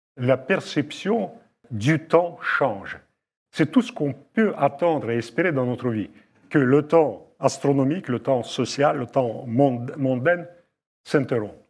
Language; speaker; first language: French; non-native, fluent; Russian